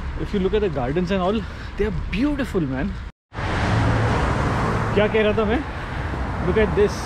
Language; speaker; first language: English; non-native, local second language; Hindi